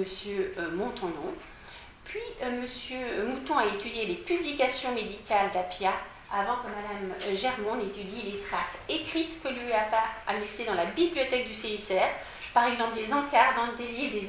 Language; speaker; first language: French; native; French